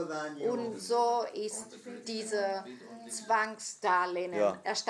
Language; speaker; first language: German; non-native, fluent; Greek